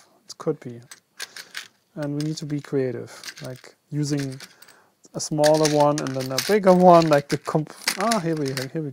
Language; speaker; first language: English; non-native, fluent; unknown